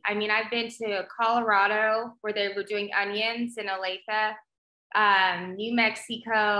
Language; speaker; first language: English; native; English